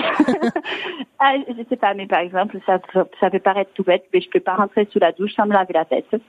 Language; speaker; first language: French; non-native, fluent; Portuguese